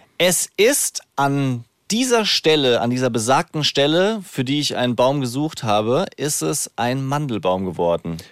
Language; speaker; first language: German; native; German